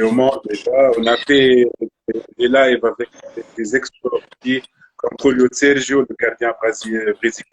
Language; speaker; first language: French; non-native, local second language; Arabic